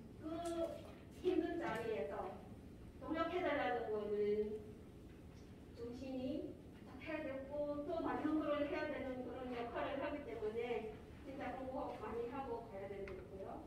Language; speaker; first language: Korean; non-native, fluent; Filipino